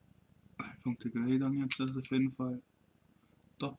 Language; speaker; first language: German; native; German